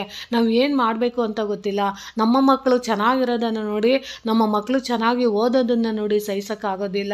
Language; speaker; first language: Kannada; native; Kannada